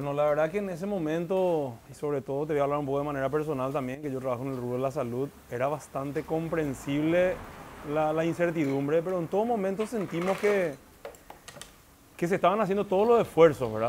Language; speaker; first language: Spanish; native; Spanish